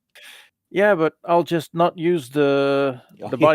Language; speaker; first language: English; native; English